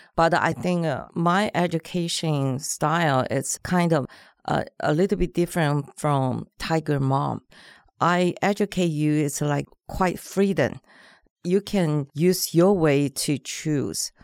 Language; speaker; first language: English; non-native, learner; Chinese